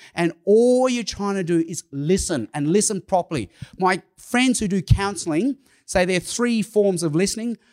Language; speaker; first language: English; non-native, local second language; Cantonese